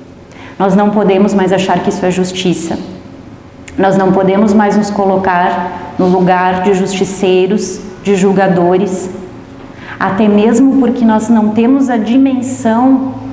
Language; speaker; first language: Portuguese; native; Portuguese